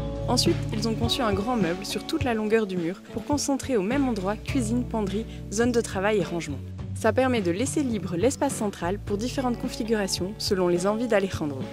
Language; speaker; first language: French; native; French